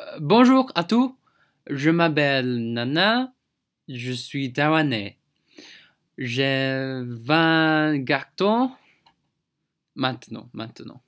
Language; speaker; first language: French; non-native, learner; Chinese